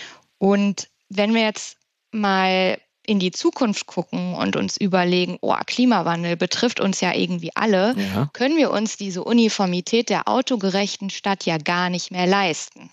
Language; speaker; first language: German; native; German